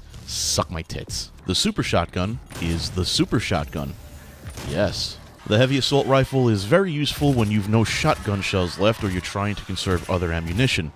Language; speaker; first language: English; native; English